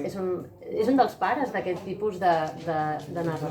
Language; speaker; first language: Catalan; native; Catalan